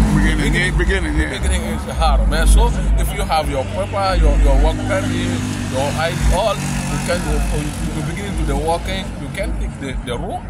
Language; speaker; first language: English; non-native, learner; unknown